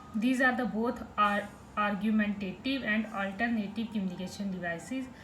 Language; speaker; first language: English; non-native, local second language; Punjabi